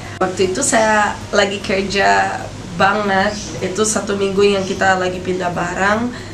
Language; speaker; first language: Indonesian; non-native, fluent; Portuguese